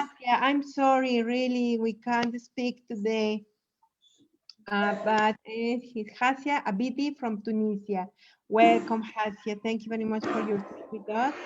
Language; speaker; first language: English; non-native, learner; Spanish